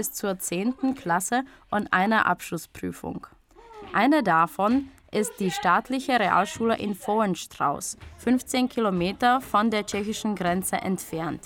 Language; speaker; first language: German; native; German